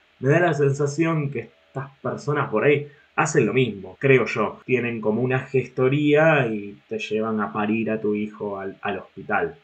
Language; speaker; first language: Spanish; native; Spanish